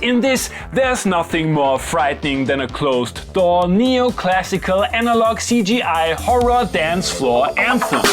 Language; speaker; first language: English; non-native, fluent; German